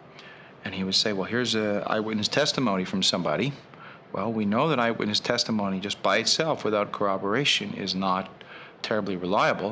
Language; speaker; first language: English; native; English